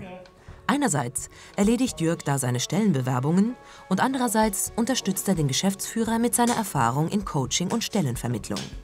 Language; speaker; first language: German; native; German